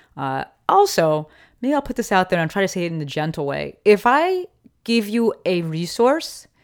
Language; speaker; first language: English; native; English